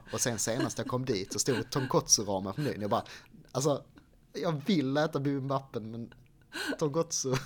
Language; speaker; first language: Swedish; native; Swedish